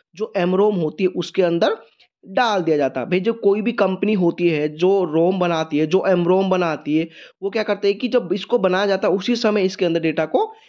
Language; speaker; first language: Hindi; native; Hindi